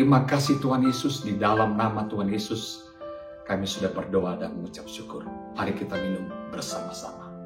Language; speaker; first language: Indonesian; native; Indonesian